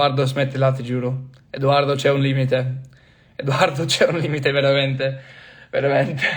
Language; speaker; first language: Italian; non-native, fluent; English